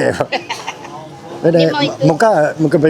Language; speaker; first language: Indonesian; non-native, learner; English